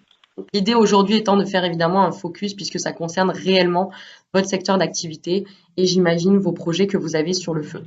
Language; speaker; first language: French; native; French